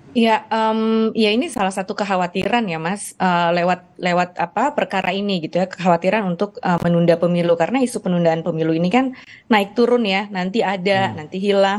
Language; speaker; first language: Indonesian; native; Indonesian